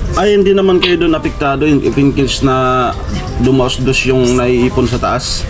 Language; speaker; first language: Filipino; non-native, local second language; Bikol